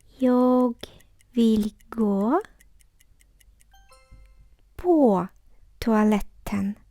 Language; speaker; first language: Swedish; non-native, fluent; Ukrainian